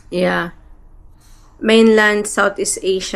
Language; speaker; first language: English; non-native, local second language; Cebuano